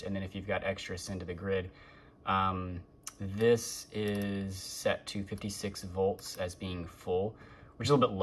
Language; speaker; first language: English; native; English